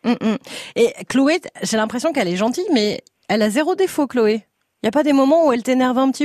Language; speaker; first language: French; native; French